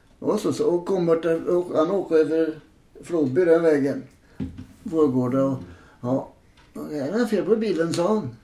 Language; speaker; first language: Swedish; native; Swedish